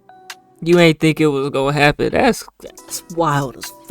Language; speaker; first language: English; native; English